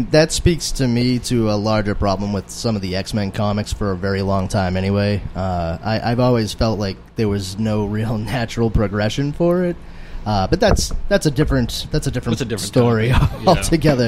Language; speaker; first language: English; native; English